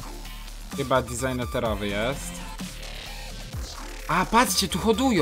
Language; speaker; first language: Polish; native; Polish